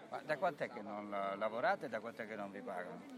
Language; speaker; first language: Italian; native; Italian